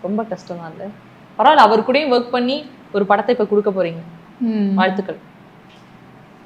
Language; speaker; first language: Tamil; native; Tamil